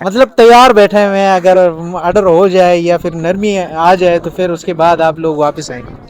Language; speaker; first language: Urdu; native; Urdu